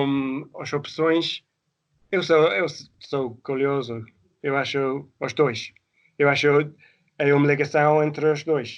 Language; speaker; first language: Portuguese; non-native, fluent; English